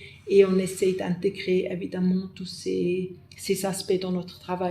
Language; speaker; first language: French; non-native, fluent; German